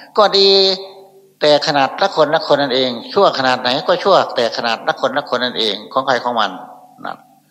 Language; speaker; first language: Thai; non-native, local second language; Northeastern Thai